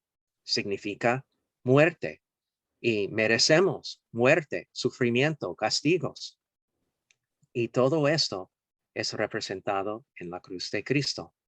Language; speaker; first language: Spanish; non-native, fluent; English